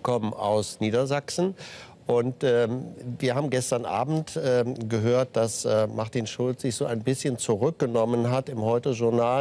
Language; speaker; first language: German; native; German